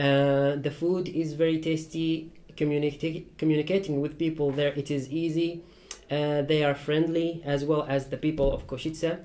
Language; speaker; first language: English; non-native, fluent; Persian